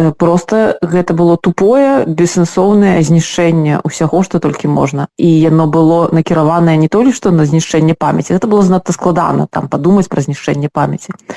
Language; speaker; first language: Belarusian; non-native, local second language; Russian